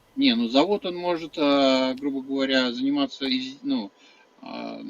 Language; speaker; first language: Russian; native; Russian